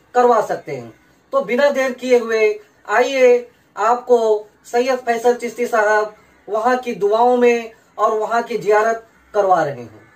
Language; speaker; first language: Urdu; native; Urdu